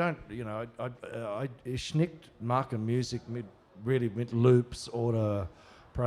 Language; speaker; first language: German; non-native, learner; English